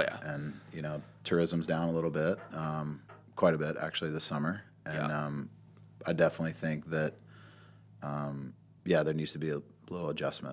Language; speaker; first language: English; native; English